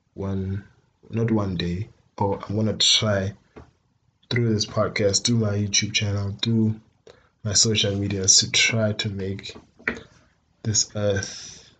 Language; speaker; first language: English; non-native, local second language; Tswana